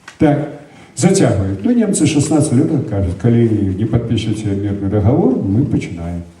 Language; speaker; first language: Belarusian; native; Belarusian